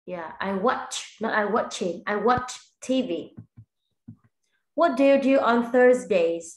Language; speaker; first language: English; non-native, fluent; Vietnamese